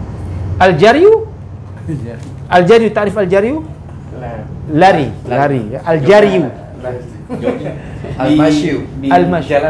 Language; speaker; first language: Arabic; non-native, fluent; Indonesian